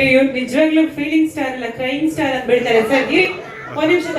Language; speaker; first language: Kannada; native; Kannada